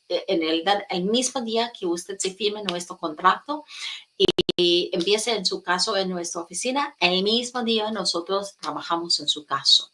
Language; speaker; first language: Spanish; non-native, fluent; English